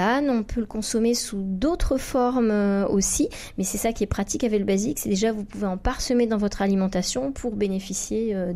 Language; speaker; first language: French; native; French